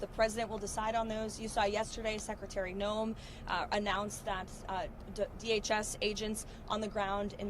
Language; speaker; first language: English; native; English